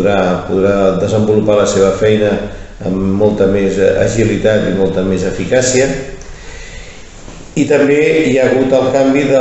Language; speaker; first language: Catalan; native; Catalan